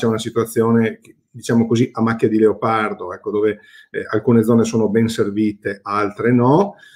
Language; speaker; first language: Italian; native; Italian